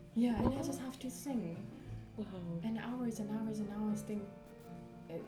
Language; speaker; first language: English; non-native, fluent; Japanese